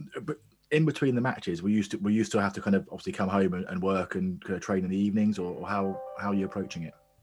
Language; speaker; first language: English; native; English